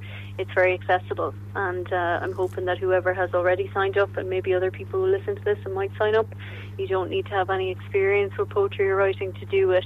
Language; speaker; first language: English; native; English